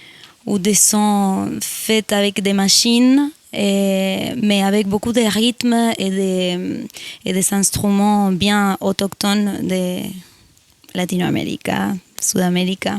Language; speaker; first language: French; non-native, fluent; Spanish